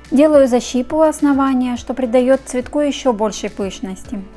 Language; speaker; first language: Russian; native; Russian